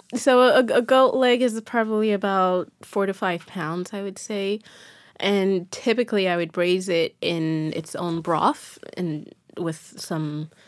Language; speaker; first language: English; non-native, local second language; Yoruba